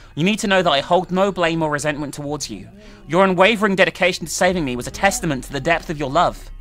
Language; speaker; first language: English; native; English